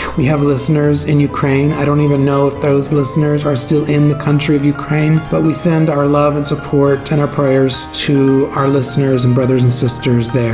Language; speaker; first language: English; native; English